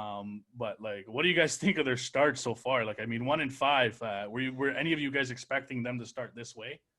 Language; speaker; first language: English; native; English